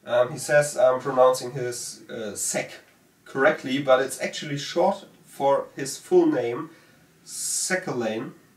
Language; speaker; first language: English; non-native, fluent; German